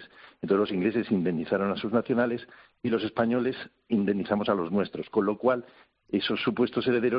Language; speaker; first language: Spanish; native; Spanish